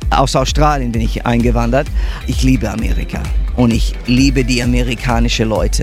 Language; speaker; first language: German; early bilingual, heritage; English